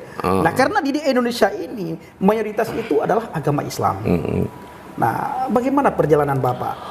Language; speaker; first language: Malay; native; Malay